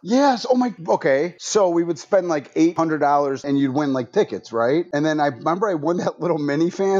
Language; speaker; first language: English; native; English